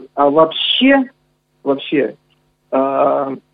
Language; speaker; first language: Russian; native; Russian